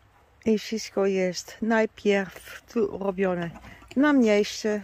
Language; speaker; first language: Polish; non-native, learner; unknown